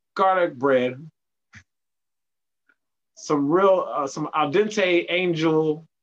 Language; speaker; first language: English; native; English